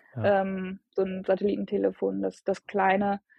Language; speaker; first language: German; native; German